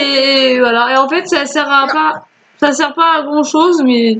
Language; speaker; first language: French; native; French